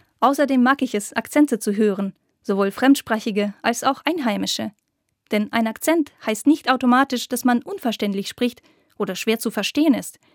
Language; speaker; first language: German; non-native, fluent; Russian